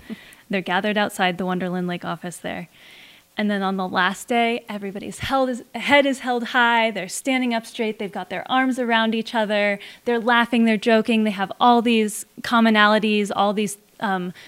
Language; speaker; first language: English; native; English